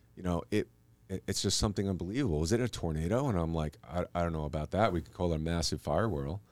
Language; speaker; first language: English; native; English